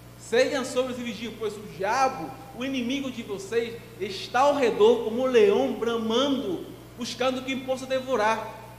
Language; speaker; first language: Portuguese; non-native, fluent; Spanish